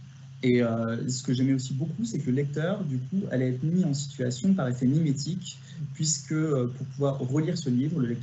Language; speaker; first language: French; native; French